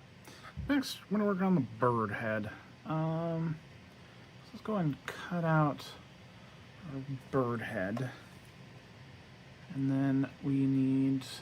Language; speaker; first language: English; native; English